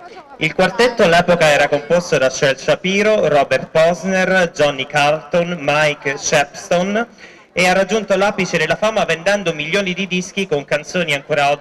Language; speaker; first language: Italian; native; Italian